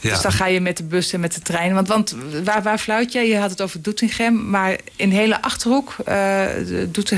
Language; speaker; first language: Dutch; native; Dutch